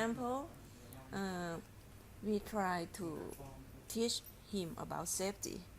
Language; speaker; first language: English; non-native, learner; Thai